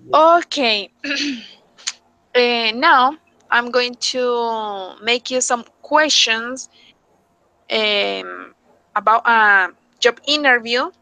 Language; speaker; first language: English; non-native, fluent; Spanish